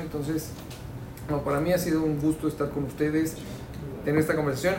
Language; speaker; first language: Spanish; native; Spanish